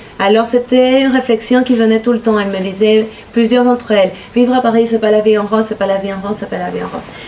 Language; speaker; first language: French; non-native, fluent; Spanish